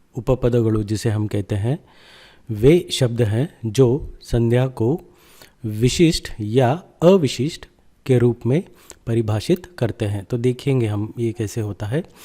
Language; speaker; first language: Hindi; non-native, local second language; Kannada